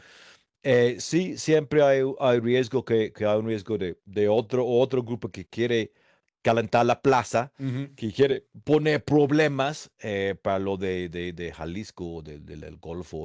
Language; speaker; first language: Spanish; non-native, fluent; English